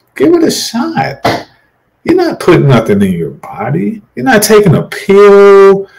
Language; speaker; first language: English; native; English